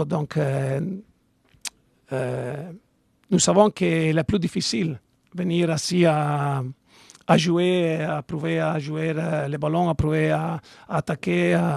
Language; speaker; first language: French; non-native, fluent; Italian